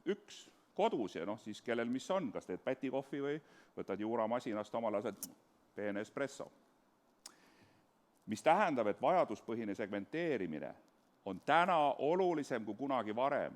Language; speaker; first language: Estonian; native; Estonian